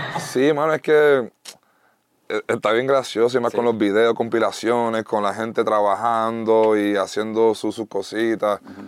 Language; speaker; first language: Spanish; early bilingual, other home language; English